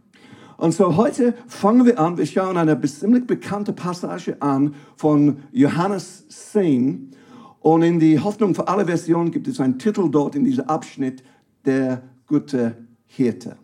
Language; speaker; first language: German; non-native, fluent; English